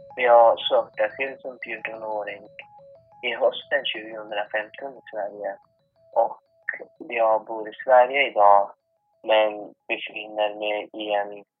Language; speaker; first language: Swedish; non-native, fluent; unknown